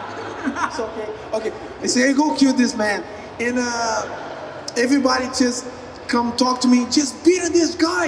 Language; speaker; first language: English; non-native, learner; Portuguese